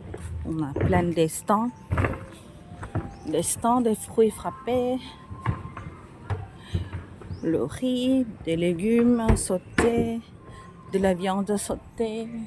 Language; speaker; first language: French; non-native, fluent; Thai